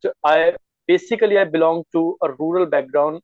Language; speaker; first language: English; non-native, local second language; Punjabi